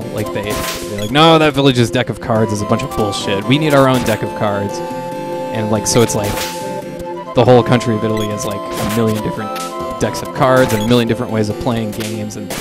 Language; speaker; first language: English; native; English